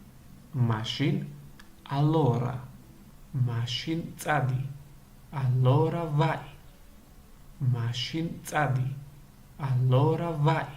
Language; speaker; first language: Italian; non-native, learner; Georgian